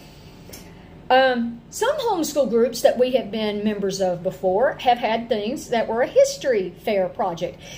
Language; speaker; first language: English; native; English